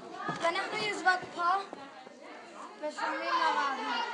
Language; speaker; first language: Hebrew; non-native, learner; English